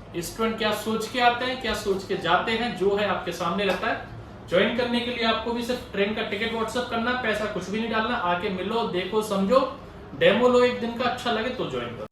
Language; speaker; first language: Hindi; native; Hindi